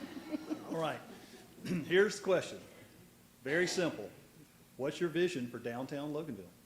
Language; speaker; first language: English; native; English